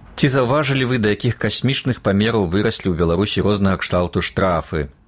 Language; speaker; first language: Belarusian; native; Belarusian